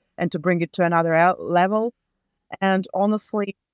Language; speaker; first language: English; non-native, fluent; Latvian